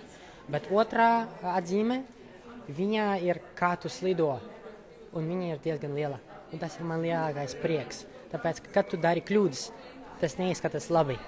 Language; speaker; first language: Latvian; non-native, local second language; Russian